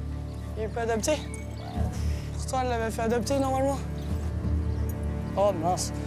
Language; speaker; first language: French; native; French